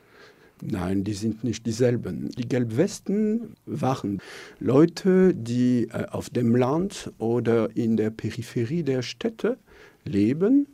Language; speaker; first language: German; non-native, local second language; French